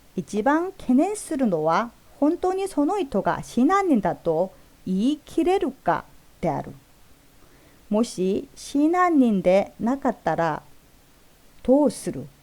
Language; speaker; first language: Japanese; non-native, fluent; Korean